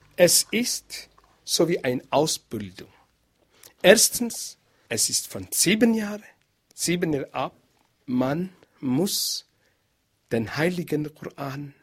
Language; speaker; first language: German; non-native, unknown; Arabic